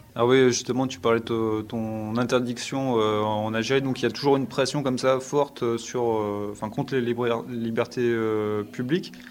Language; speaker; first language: French; native; French